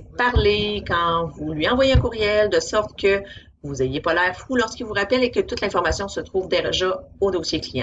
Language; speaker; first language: French; native; French